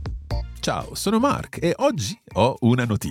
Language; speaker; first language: Italian; non-native, fluent; English